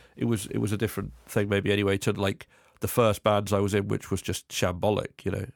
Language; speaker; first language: English; native; English